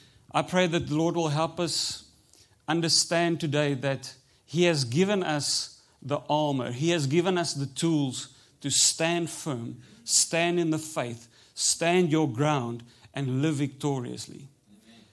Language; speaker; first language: English; non-native, fluent; Afrikaans